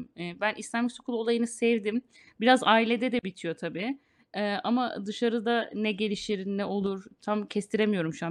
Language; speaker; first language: Turkish; native; Turkish